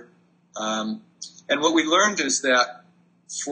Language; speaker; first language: English; native; English